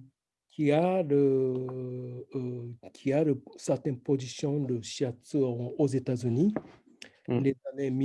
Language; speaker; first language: French; non-native, fluent; Japanese